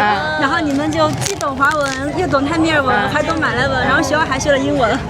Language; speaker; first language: Chinese; native; Chinese